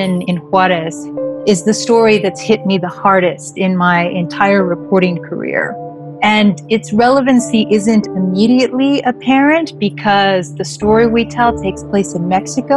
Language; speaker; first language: English; native; English